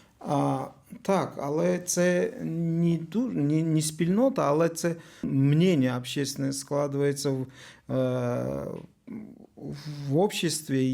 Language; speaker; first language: Ukrainian; non-native, learner; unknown